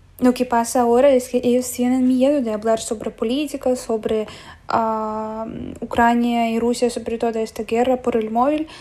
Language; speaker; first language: Spanish; non-native, fluent; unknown